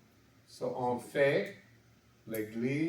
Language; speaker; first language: French; non-native, learner; English